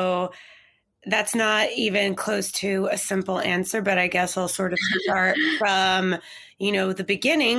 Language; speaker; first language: English; native; English